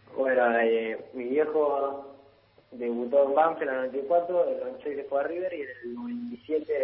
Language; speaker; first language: Spanish; early bilingual, heritage; Italian